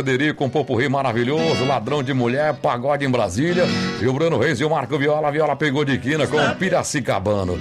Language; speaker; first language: Portuguese; native; Portuguese